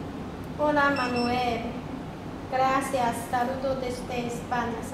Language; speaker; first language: Spanish; non-native, learner; Chinese